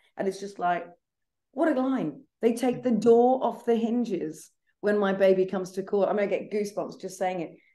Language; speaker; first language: English; native; English